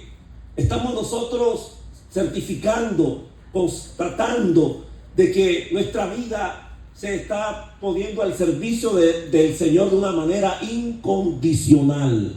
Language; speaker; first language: Spanish; native; Spanish